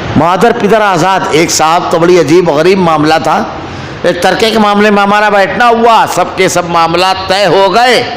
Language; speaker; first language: Urdu; native; Urdu